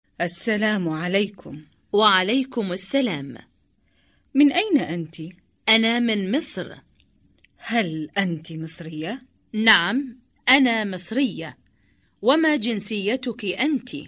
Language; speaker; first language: Arabic; non-native, learner; Indonesian